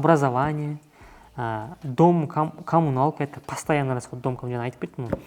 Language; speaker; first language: Russian; non-native, local second language; Kazakh